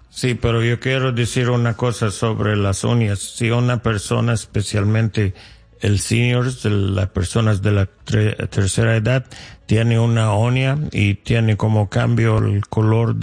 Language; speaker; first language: Spanish; non-native, learner; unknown